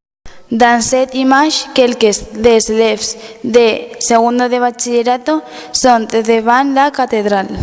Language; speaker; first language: French; non-native, learner; Spanish